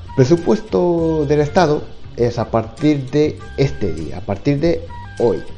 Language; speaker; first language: Spanish; non-native, fluent; Japanese